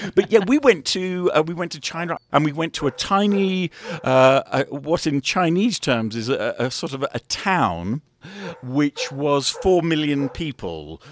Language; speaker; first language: English; native; English